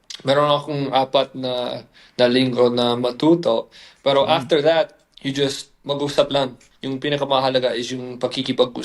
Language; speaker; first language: Filipino; non-native, fluent; English